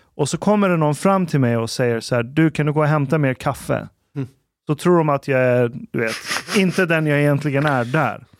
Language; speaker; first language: Swedish; early bilingual, other home language; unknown